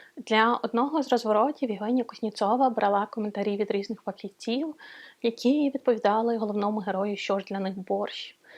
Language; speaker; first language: Ukrainian; non-native, local second language; Russian